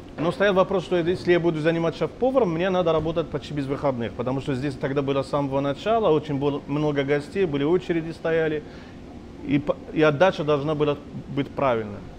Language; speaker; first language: Russian; non-native, fluent; Arabic